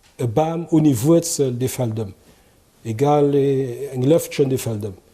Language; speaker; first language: Luxembourgish; early bilingual, other home language; Kabuverdianu